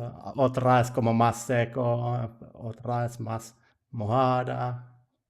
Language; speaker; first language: Spanish; non-native, learner; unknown